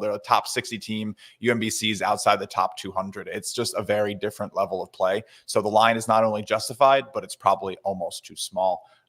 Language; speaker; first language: English; native; English